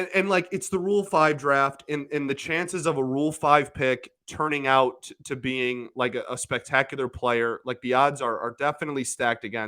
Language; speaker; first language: English; native; English